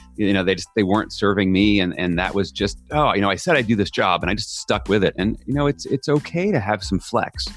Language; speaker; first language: English; native; English